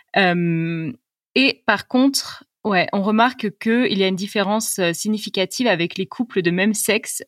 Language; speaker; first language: French; native; French